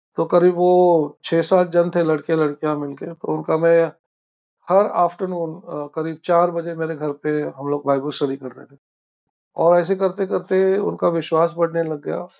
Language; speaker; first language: Hindi; non-native, local second language; Marathi